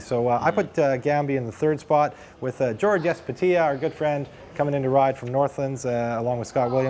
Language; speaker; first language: English; native; English